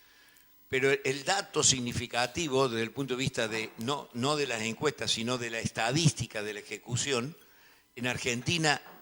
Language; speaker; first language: Spanish; native; Spanish